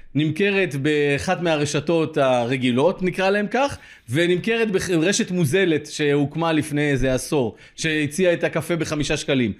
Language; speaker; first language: Hebrew; native; Hebrew